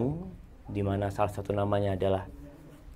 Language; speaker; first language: Indonesian; native; Indonesian